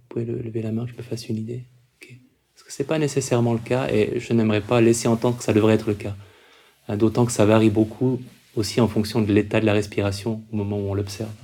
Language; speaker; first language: French; native; French